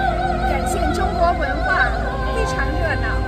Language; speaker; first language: Chinese; early bilingual, other home language; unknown